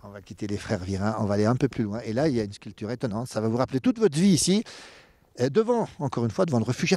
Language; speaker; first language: French; native; French